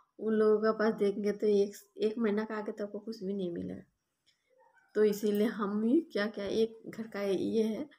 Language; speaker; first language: Hindi; non-native, local second language; Bangla